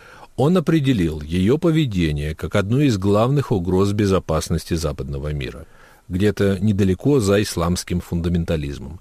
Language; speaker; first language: Russian; native; Russian